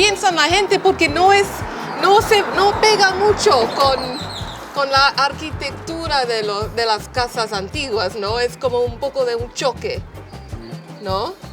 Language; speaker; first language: Spanish; non-native, fluent; English